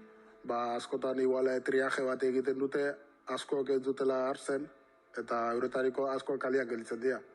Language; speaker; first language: Basque; native; Basque